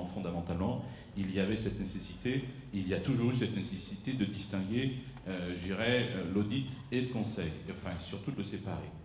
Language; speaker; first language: French; native; French